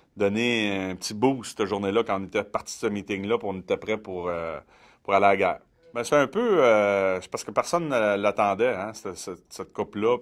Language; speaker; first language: French; native; French